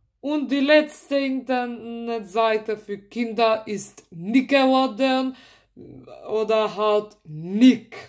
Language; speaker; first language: German; early bilingual, other home language; Macedonian